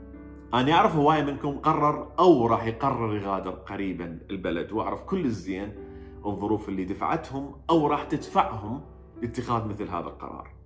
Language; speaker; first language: Arabic; native; Arabic